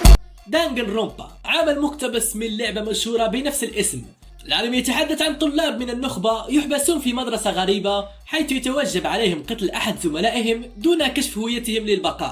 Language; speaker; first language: Arabic; native; Arabic